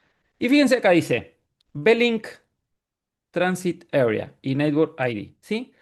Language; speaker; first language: Spanish; native; Spanish